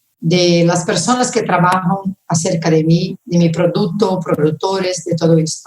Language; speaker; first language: Spanish; non-native, fluent; Portuguese